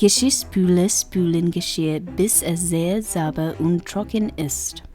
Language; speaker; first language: German; non-native, fluent; English